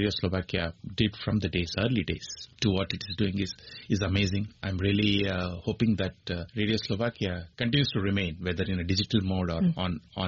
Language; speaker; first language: English; non-native, local second language; Kannada